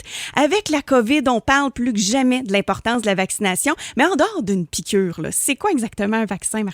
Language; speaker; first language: French; native; French